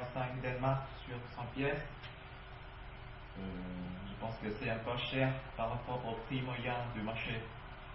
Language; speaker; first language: French; non-native, learner; Vietnamese